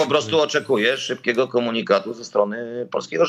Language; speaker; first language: Polish; native; Polish